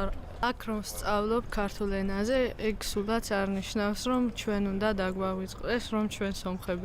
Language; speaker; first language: Georgian; non-native, local second language; Armenian